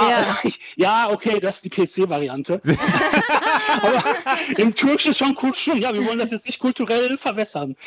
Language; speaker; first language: German; early bilingual, other home language; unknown